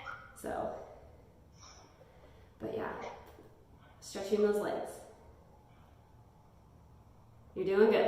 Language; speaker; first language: English; native; English